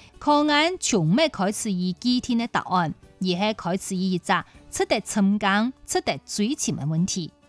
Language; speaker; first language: Chinese; non-native, local second language; Cantonese